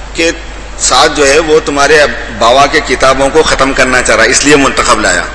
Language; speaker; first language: Hindi; native; Hindi